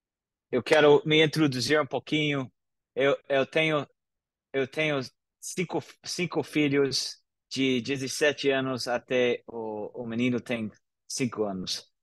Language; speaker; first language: Portuguese; non-native, fluent; English